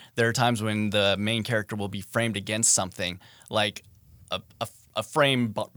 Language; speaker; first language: English; native; English